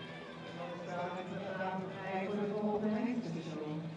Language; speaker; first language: Dutch; native; Dutch